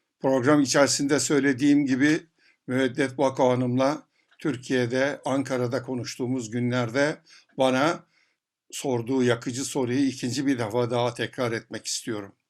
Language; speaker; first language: Turkish; native; Turkish